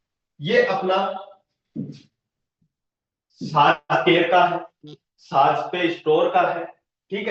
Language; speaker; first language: Hindi; native; Hindi